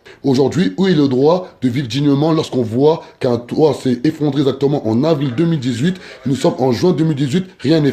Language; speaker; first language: French; native; French